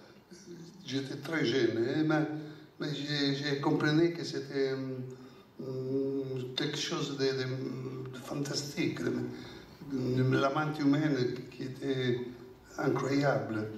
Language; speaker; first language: French; non-native, fluent; Italian